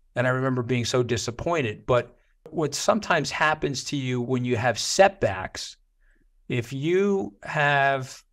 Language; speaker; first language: English; native; English